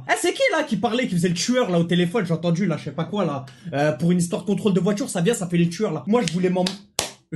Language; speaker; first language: French; native; French